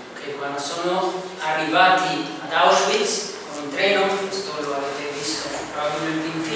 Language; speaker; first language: Italian; non-native, fluent; Spanish